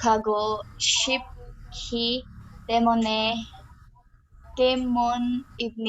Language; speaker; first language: Korean; non-native, learner; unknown